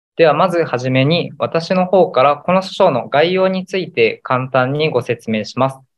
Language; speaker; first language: Japanese; native; Japanese